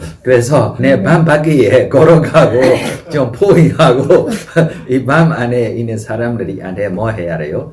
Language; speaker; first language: Korean; non-native, fluent; Burmese